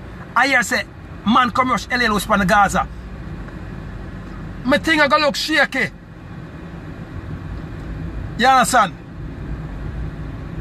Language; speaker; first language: English; native; English